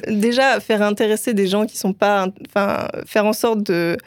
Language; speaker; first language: French; native; French